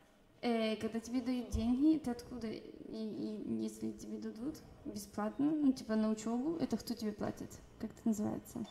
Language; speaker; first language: Russian; early bilingual, heritage; Russian